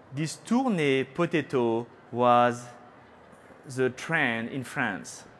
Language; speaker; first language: English; non-native, fluent; French